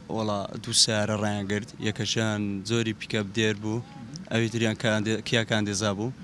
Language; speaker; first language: Central Kurdish; native; Central Kurdish